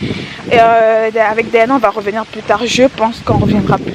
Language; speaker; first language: French; native; French